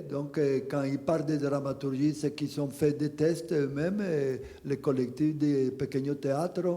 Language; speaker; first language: French; non-native, fluent; Spanish